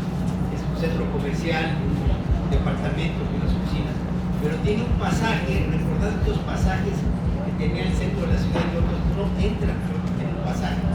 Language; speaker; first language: Spanish; native; Spanish